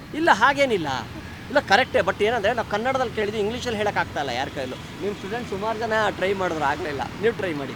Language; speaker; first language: Kannada; native; Kannada